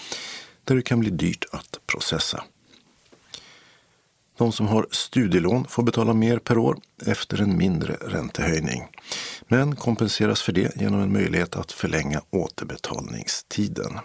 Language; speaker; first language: Swedish; native; Swedish